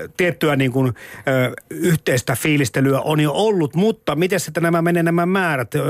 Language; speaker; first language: Finnish; native; Finnish